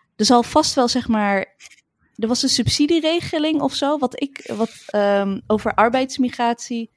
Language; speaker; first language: Dutch; early bilingual, other home language; Arabic